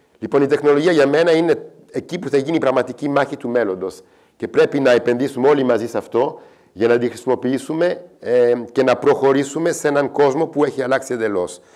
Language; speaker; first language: Greek; non-native, fluent; French